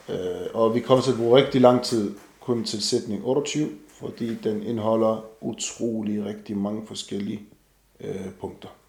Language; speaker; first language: Danish; non-native, fluent; Arabic